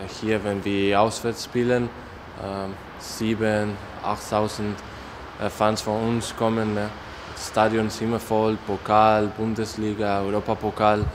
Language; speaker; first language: German; non-native, learner; Spanish